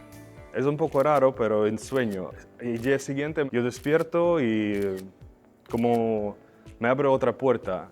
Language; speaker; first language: Spanish; non-native, learner; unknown